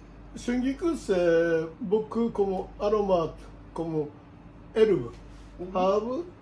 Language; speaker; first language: French; non-native, learner; Japanese